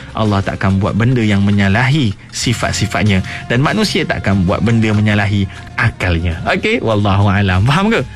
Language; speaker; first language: Malay; native; Malay